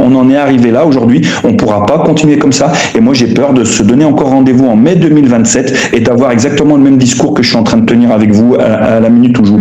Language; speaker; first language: French; native; French